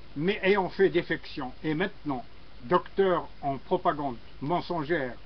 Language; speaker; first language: French; non-native, local second language; Arabic